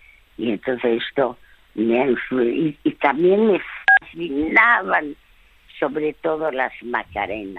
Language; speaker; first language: Spanish; early bilingual, other home language; French